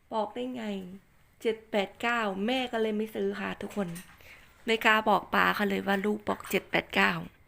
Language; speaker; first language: Thai; native; Thai